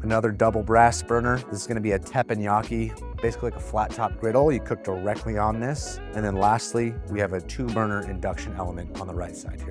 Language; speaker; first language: English; native; English